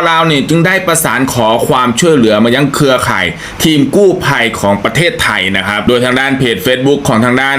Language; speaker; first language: Thai; native; Thai